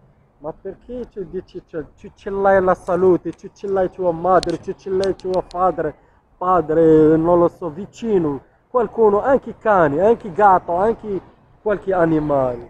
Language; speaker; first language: Italian; non-native, learner; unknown